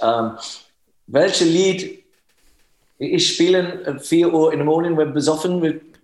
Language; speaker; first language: German; non-native, learner; English